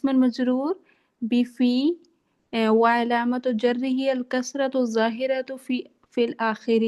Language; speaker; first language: Arabic; non-native, learner; Urdu